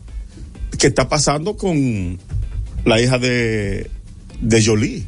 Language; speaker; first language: Spanish; native; Spanish